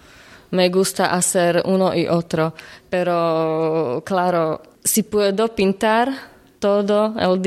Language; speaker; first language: Spanish; non-native, learner; Slovak